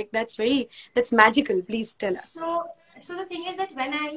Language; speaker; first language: English; non-native, local second language; Hindi